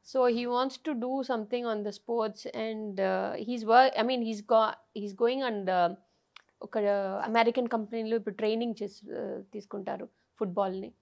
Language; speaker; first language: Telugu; non-native, learner; Tamil